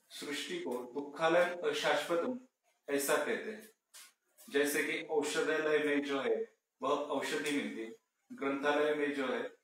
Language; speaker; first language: Hindi; non-native, local second language; Marathi